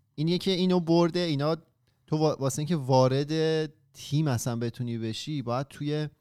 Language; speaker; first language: Persian; native; Persian